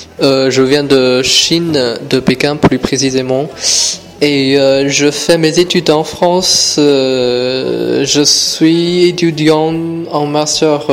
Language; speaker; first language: French; non-native, fluent; Chinese